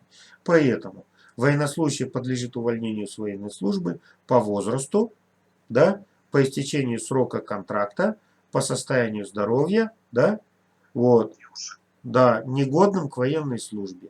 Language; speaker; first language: Russian; native; Russian